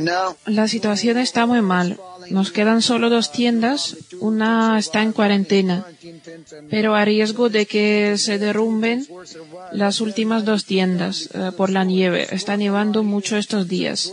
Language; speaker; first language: Spanish; non-native, fluent; Bosnian